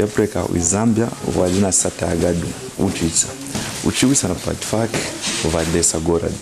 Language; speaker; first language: Russian; non-native, learner; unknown